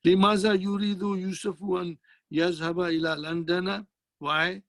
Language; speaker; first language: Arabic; non-native, fluent; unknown